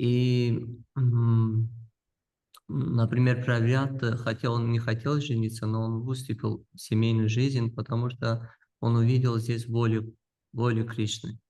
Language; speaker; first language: Russian; non-native, fluent; Georgian